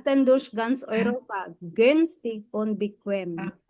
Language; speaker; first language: German; non-native, fluent; Filipino